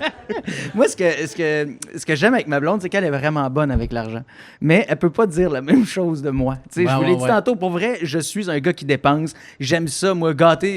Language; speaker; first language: French; native; French